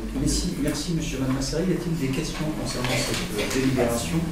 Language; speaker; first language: French; native; French